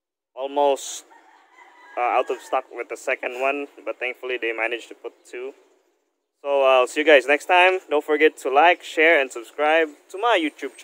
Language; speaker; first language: English; non-native, local second language; Filipino